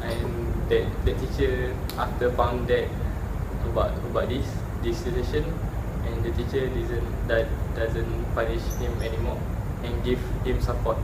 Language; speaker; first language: English; non-native, local second language; Malay